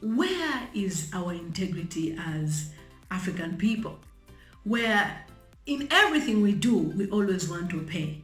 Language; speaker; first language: English; non-native, local second language; Bemba